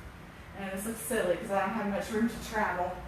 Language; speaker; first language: English; native; English